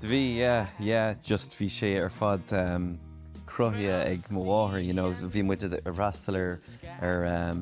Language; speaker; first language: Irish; non-native, local second language; English